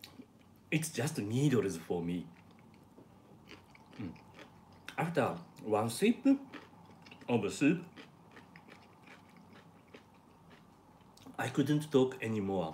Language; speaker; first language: English; non-native, learner; Japanese